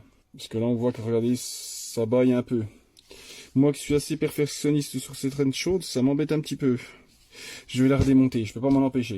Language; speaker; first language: French; native; French